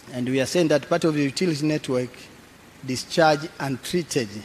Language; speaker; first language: English; non-native, local second language; Swahili